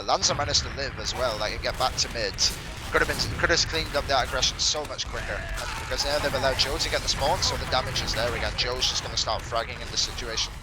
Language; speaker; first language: English; native; English